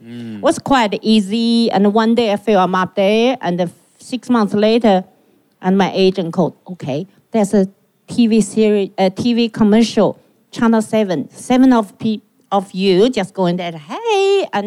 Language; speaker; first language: English; non-native, learner; Chinese